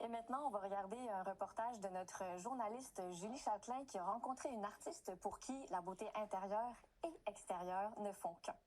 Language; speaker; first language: French; native; French